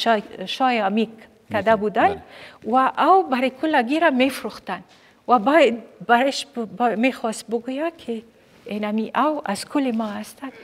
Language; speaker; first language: Persian; non-native, fluent; Arabic